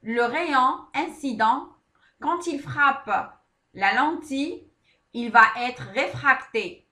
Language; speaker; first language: French; non-native, local second language; Arabic